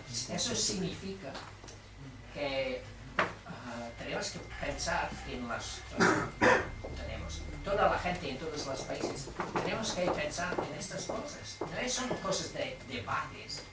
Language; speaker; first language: Spanish; non-native, fluent; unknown